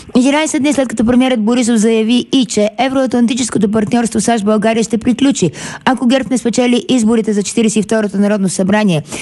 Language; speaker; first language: Bulgarian; native; Bulgarian